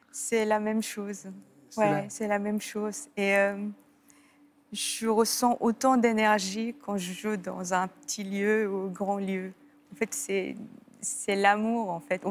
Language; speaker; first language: French; non-native, fluent; Korean